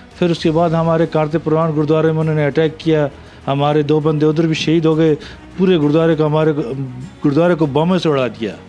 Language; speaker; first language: Hindi; non-native, fluent; Punjabi